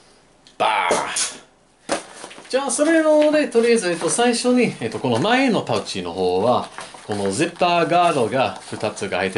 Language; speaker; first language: Japanese; non-native, learner; English